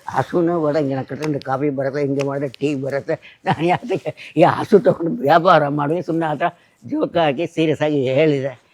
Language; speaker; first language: Kannada; non-native, local second language; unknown